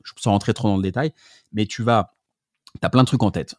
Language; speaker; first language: French; native; French